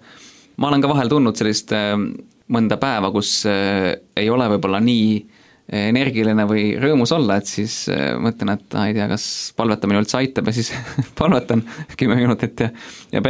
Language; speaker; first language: Estonian; native; Estonian